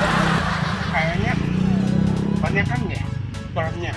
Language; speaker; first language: Indonesian; non-native, learner; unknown